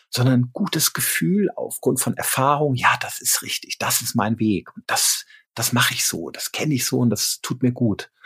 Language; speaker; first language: German; native; German